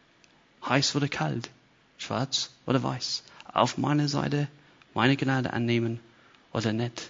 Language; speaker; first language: German; non-native, fluent; English